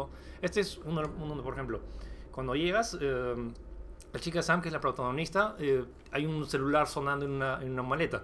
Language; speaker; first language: Spanish; native; Spanish